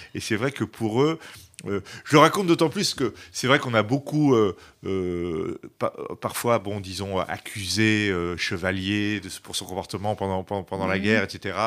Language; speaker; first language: French; native; French